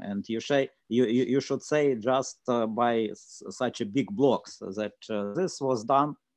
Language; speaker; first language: English; non-native, fluent; Russian